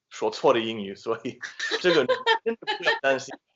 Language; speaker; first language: Chinese; non-native, fluent; English